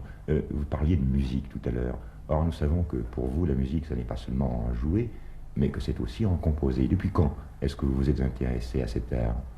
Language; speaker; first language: French; native; French